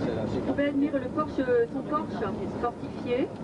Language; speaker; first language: French; native; French